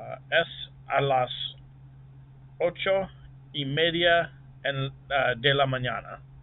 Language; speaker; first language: Spanish; non-native, learner; English